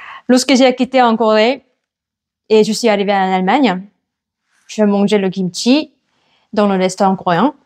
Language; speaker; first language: French; non-native, learner; Korean